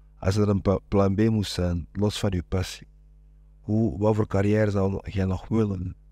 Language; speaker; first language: Dutch; non-native, local second language; French